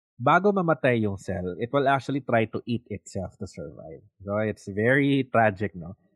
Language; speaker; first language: English; non-native, local second language; Filipino